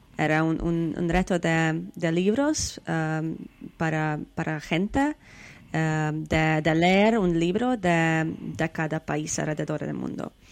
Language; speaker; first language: Spanish; non-native, learner; Hungarian